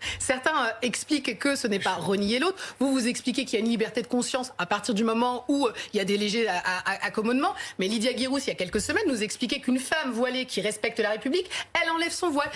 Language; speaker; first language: French; native; French